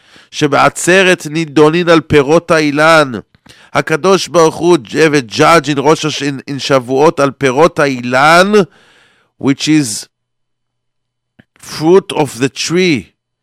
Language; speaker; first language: English; non-native, fluent; Hebrew